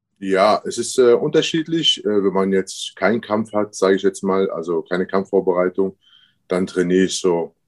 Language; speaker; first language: German; early bilingual, other home language; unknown